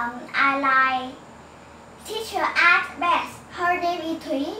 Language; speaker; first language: English; non-native, learner; Vietnamese